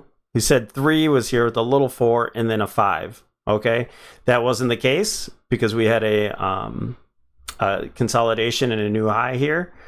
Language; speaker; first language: English; native; English